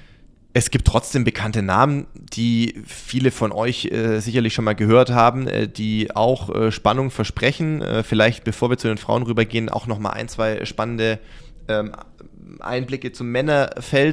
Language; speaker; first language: German; native; German